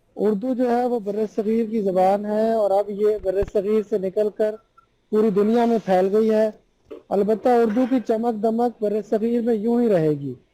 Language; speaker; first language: Urdu; native; Urdu